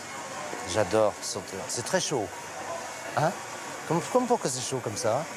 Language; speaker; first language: French; native; French